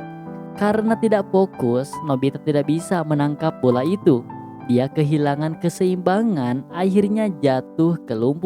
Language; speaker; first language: Indonesian; native; Indonesian